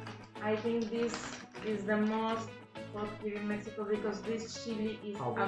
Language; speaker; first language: English; non-native, learner; Spanish